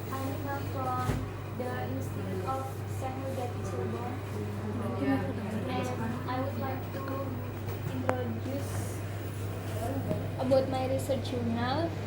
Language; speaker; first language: English; non-native, learner; Indonesian